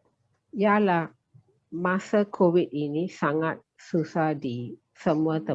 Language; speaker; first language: Indonesian; non-native, learner; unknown